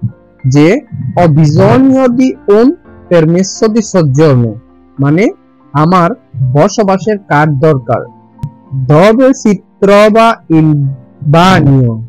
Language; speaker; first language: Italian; non-native, learner; Bangla